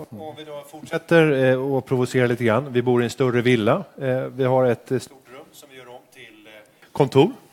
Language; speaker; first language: Swedish; native; Swedish